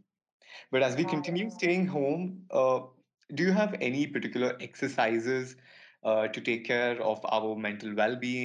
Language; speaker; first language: English; non-native, local second language; Kannada